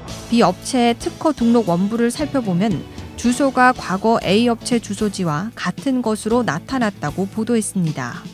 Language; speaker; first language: Korean; native; Korean